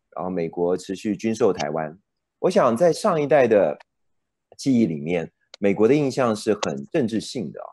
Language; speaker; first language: Chinese; native; Chinese